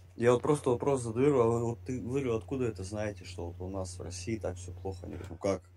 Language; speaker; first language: Russian; native; Russian